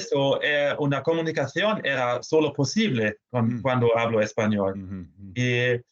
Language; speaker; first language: Spanish; non-native, fluent; German